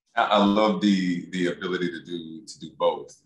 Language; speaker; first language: English; native; English